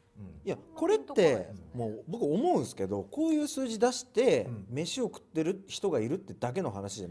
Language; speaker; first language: Japanese; native; Japanese